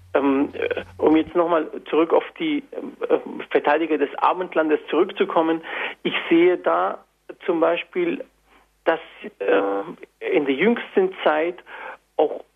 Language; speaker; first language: German; non-native, fluent; Turkish